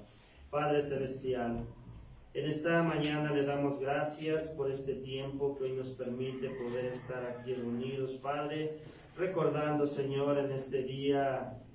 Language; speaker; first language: Spanish; native; Spanish